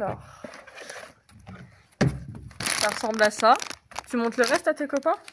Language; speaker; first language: French; native; French